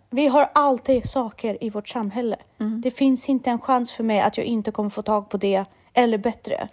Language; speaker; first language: Swedish; early bilingual, other home language; Russian